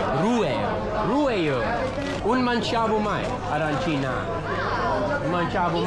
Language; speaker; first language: Italian; non-native, learner; English